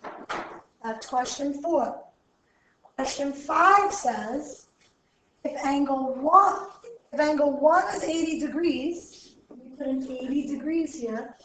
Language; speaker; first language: English; native; English